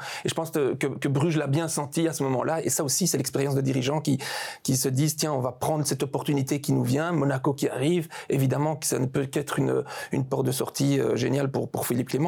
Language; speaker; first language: French; native; French